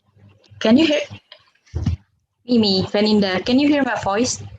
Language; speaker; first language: English; non-native, learner; Indonesian